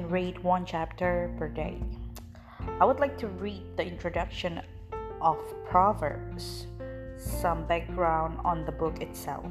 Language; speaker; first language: English; non-native, fluent; Indonesian